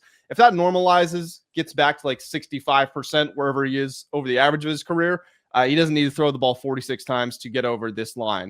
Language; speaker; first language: English; native; English